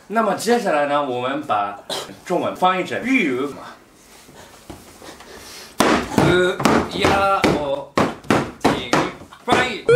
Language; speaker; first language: Chinese; non-native, fluent; Japanese